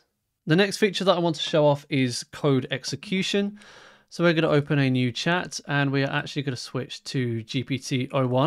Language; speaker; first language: English; native; English